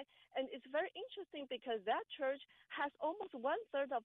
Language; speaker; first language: English; non-native, fluent; Chinese